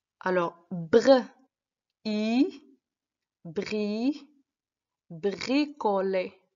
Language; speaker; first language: French; non-native, local second language; Arabic